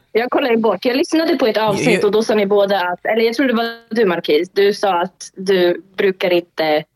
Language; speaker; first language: Swedish; early bilingual, other home language; Tigrinya